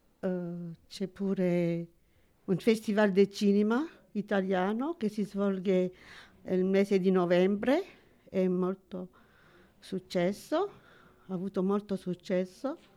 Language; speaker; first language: Italian; early bilingual, heritage; Italian